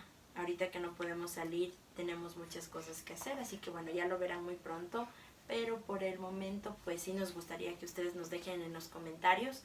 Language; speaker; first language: Spanish; native; Spanish